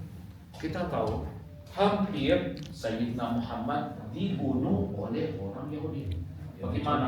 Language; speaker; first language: Indonesian; non-native, fluent; Arabic